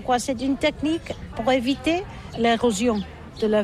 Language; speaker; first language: French; non-native, learner; Catalan